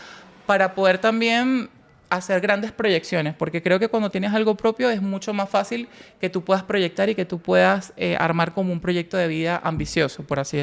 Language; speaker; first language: Spanish; native; Spanish